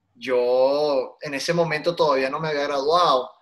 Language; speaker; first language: Spanish; native; Spanish